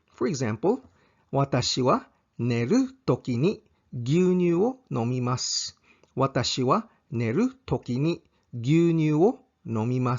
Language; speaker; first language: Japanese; non-native, fluent; English